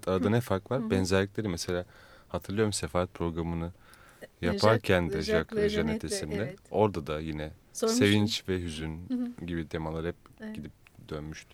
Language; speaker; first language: Turkish; native; Turkish